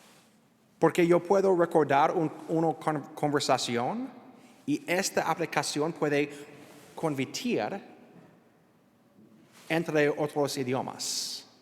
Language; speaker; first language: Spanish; non-native, learner; English